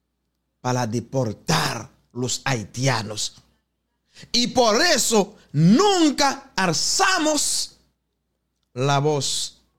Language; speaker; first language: Spanish; non-native, fluent; Haitian Creole